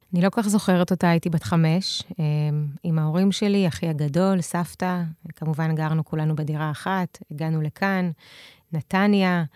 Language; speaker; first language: Hebrew; early bilingual, other home language; Russian